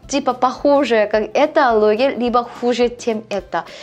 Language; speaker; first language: Russian; non-native, learner; Korean